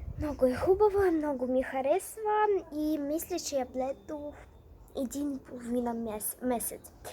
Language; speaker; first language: Bulgarian; non-native, fluent; Ukrainian